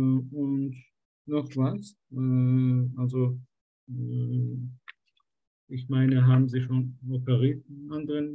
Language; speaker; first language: German; non-native, learner; Turkish